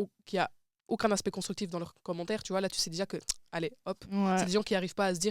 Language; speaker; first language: French; native; French